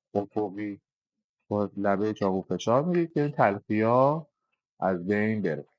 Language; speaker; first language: Persian; native; Persian